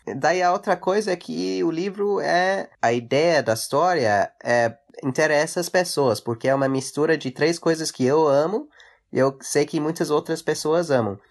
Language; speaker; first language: Portuguese; early bilingual, heritage; English